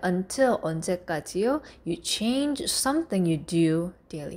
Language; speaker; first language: English; non-native, fluent; Korean